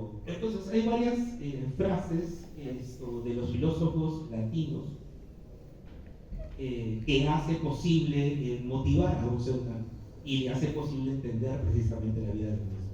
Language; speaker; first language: Spanish; native; Spanish